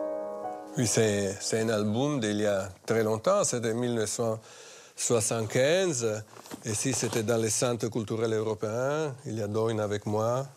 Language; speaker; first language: French; non-native, fluent; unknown